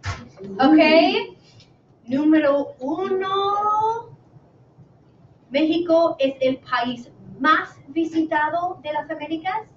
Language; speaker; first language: Spanish; non-native, fluent; English